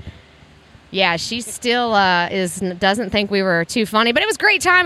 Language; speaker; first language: English; native; English